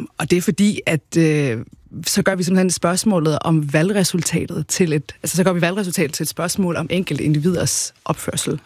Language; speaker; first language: Danish; early bilingual, other home language; Arabic